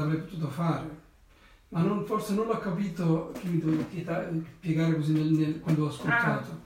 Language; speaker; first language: Italian; non-native, learner; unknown